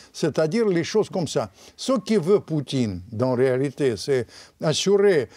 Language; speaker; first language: French; non-native, fluent; Russian